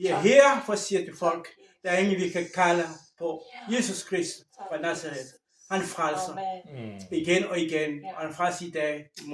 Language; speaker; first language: Danish; non-native, fluent; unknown